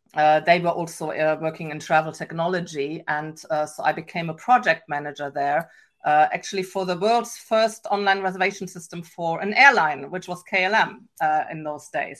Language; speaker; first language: English; non-native, fluent; German